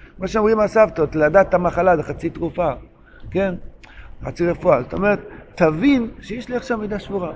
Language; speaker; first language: Hebrew; non-native, local second language; Yiddish